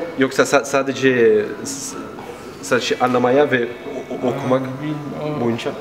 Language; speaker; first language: Turkish; non-native, learner; Russian